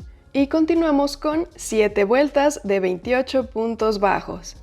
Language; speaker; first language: Spanish; native; Spanish